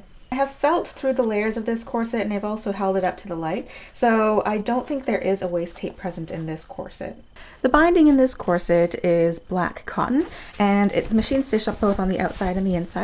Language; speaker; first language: English; native; English